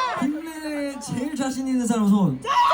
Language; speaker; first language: Korean; early bilingual, heritage; Korean